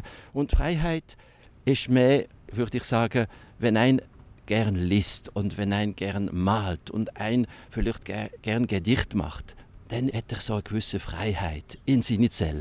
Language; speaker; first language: German; non-native, local second language; French